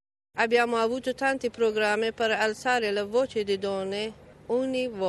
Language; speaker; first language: Italian; non-native, learner; Persian